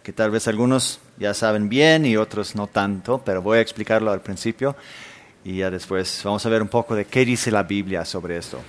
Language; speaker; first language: Spanish; non-native, fluent; Danish